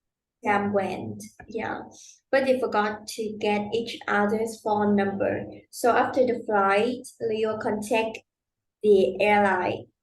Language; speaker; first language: English; non-native, learner; Vietnamese